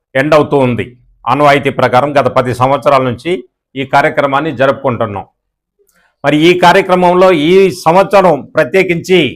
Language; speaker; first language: Telugu; non-native, local second language; Lambadi